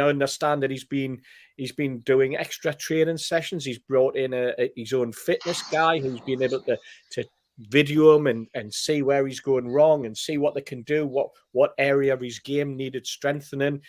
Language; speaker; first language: English; native; English